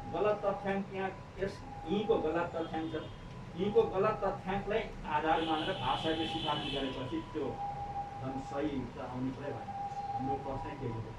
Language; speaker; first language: Nepali; non-native, local second language; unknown